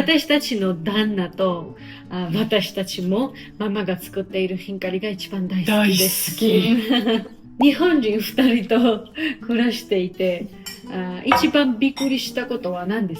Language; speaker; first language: Japanese; non-native, fluent; Georgian